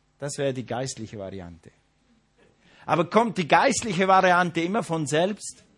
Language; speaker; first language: German; non-native, fluent; English